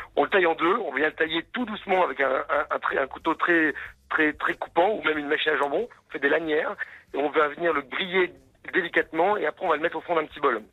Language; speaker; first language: French; native; French